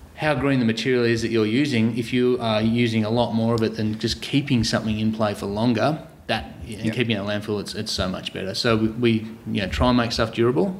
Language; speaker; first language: English; native; English